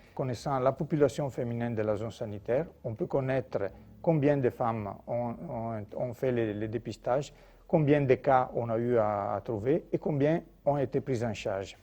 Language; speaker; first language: French; non-native, fluent; Italian